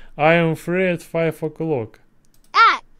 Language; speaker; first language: English; non-native, learner; Russian